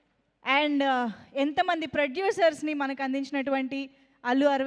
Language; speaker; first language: Telugu; native; Telugu